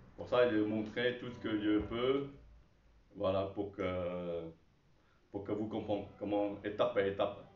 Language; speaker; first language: French; non-native, learner; Chinese